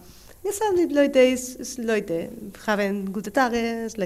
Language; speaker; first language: German; non-native, learner; Spanish